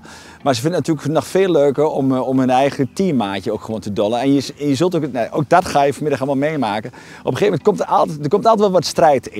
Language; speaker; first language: Dutch; native; Dutch